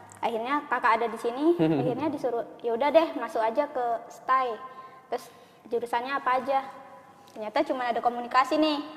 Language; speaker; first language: Indonesian; native; Indonesian